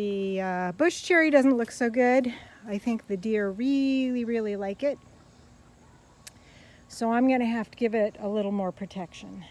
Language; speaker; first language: English; native; English